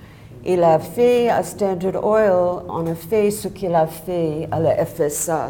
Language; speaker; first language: French; non-native, fluent; English